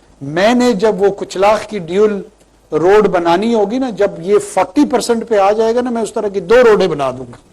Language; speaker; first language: Urdu; non-native, local second language; Pashto